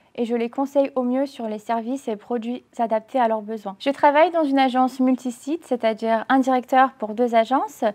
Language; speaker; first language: French; non-native, fluent; Romanian